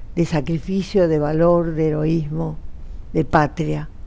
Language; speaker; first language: Spanish; native; Spanish